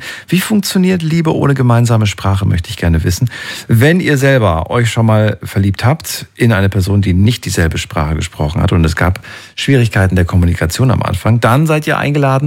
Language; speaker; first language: German; native; German